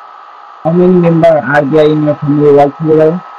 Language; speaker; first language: English; non-native, learner; Bangla